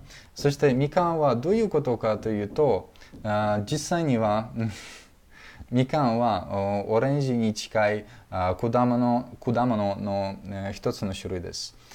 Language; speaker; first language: Japanese; non-native, fluent; Russian